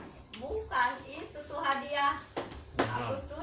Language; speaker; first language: Indonesian; non-native, local second language; Sundanese